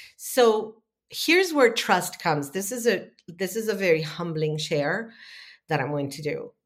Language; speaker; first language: English; non-native, fluent; Spanish